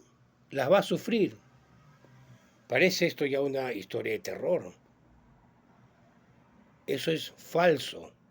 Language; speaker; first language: Spanish; native; Spanish